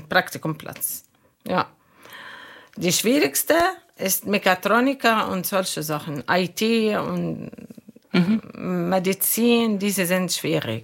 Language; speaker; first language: German; non-native, fluent; Arabic